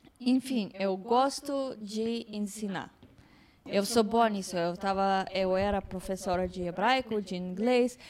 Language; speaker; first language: Portuguese; non-native, fluent; Hebrew